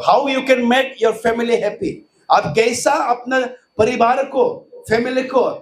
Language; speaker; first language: Hindi; non-native, local second language; Bodo